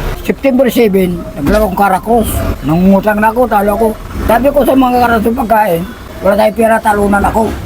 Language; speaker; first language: Filipino; non-native, local second language; Waray